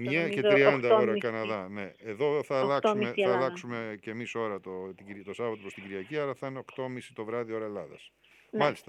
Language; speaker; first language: Greek; native; Greek